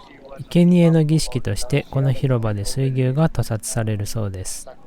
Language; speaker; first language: Japanese; native; Japanese